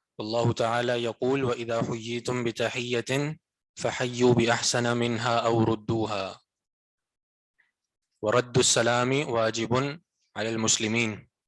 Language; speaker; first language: Arabic; non-native, fluent; Urdu